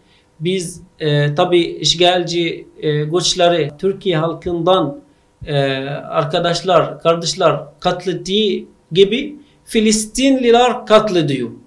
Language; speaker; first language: Turkish; non-native, fluent; Arabic